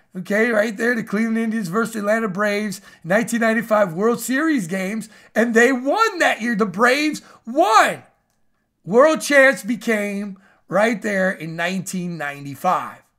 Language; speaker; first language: English; native; English